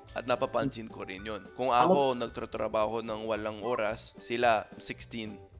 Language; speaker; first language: Filipino; non-native, fluent; Spanish